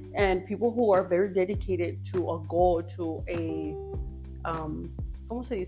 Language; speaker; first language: English; early bilingual, other home language; Spanish